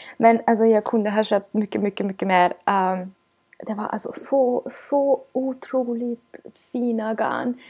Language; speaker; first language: Swedish; non-native, fluent; German